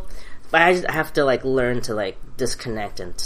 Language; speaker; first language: English; early bilingual, other home language; Cantonese